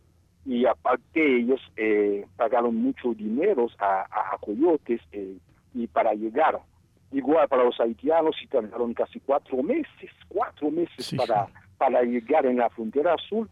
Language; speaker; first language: Spanish; non-native, fluent; Haitian Creole